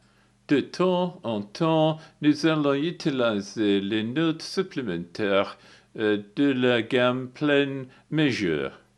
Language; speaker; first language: French; non-native, learner; English